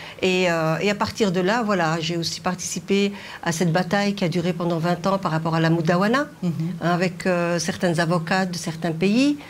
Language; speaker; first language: French; early bilingual, other home language; Arabic